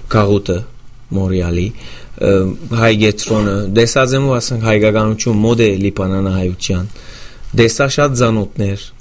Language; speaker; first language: Armenian; native; Armenian